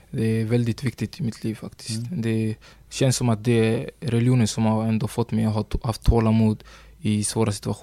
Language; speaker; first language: Swedish; early bilingual, other home language; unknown